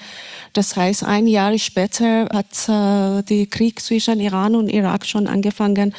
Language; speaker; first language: German; non-native, learner; Persian